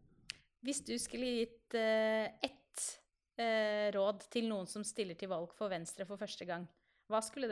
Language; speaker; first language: Norwegian; native; Norwegian